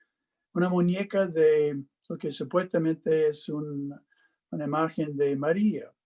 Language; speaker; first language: Spanish; non-native, fluent; English